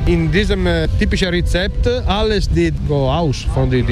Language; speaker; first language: German; non-native, learner; Italian